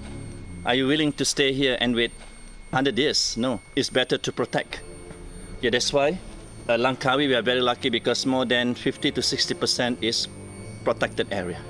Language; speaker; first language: English; non-native, fluent; Malay